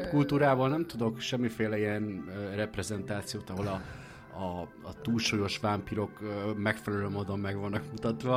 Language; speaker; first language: Hungarian; native; Hungarian